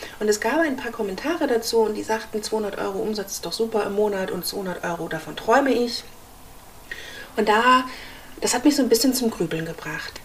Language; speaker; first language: German; native; German